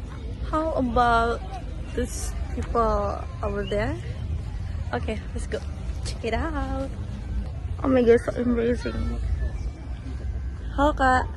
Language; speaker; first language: English; non-native, learner; Indonesian